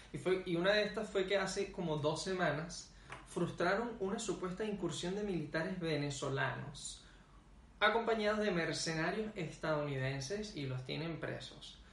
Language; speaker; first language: Spanish; native; Spanish